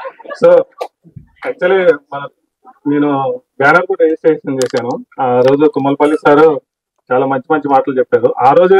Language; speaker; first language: Telugu; native; Telugu